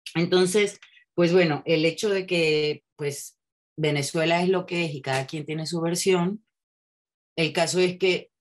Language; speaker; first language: Spanish; native; Spanish